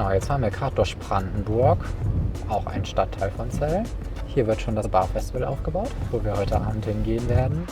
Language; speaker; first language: German; native; German